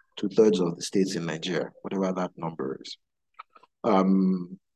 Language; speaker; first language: English; non-native, local second language; Yoruba